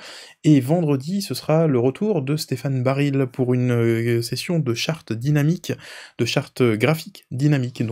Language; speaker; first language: French; native; French